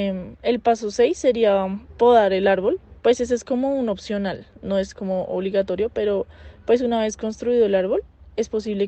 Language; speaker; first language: Spanish; native; Spanish